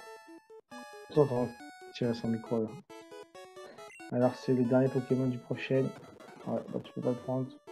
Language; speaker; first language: French; native; French